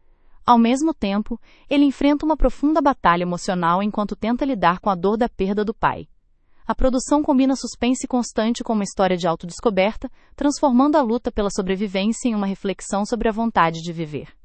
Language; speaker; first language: Portuguese; native; Portuguese